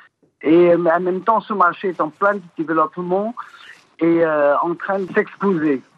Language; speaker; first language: French; non-native, fluent; Chinese